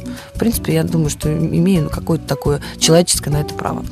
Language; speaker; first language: Russian; native; Russian